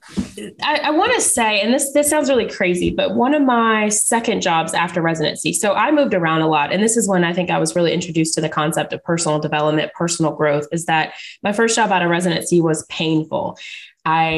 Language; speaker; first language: English; native; English